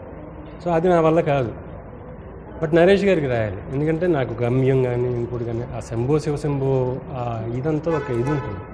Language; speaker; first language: Telugu; native; Telugu